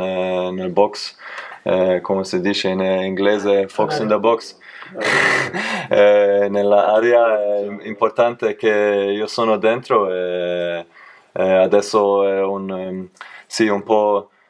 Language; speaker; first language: Italian; non-native, learner; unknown